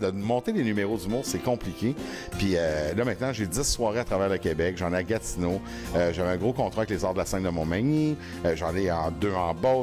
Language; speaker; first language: French; native; French